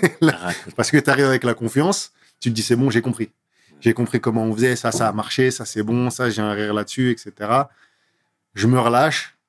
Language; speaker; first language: French; native; French